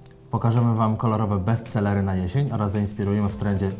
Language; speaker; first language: Polish; native; Polish